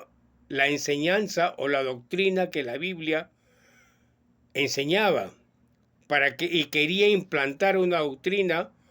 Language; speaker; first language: Spanish; native; Spanish